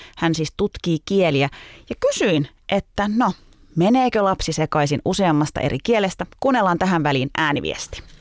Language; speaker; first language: Finnish; early bilingual, other home language; Turkish